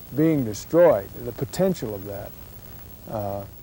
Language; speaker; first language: English; native; English